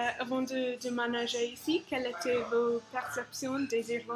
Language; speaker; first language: French; non-native, learner; English